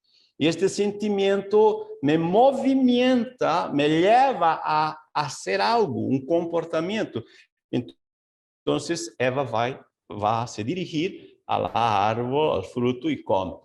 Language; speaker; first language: Spanish; non-native, fluent; Portuguese